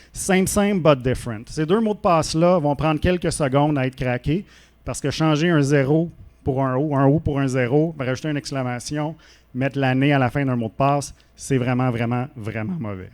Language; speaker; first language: French; native; French